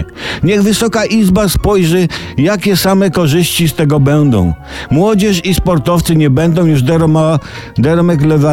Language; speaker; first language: Polish; native; Polish